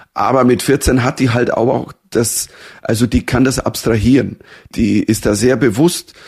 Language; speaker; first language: German; native; German